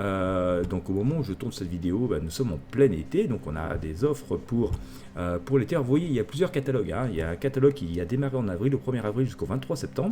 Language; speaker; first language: French; native; French